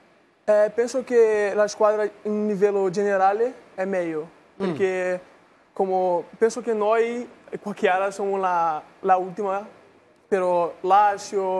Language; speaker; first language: Italian; non-native, learner; Portuguese